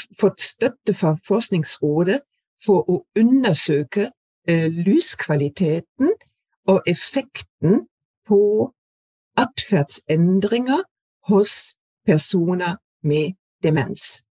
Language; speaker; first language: Norwegian; non-native, fluent; German